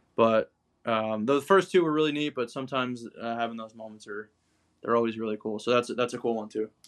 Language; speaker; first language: English; native; English